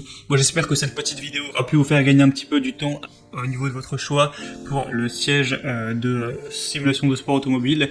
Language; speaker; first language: French; native; French